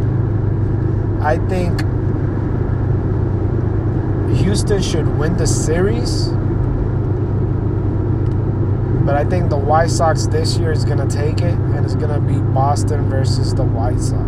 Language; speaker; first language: English; non-native, fluent; Spanish